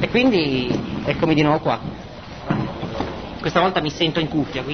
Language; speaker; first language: Italian; native; Italian